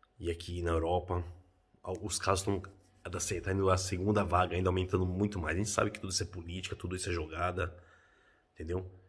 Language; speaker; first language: Portuguese; native; Portuguese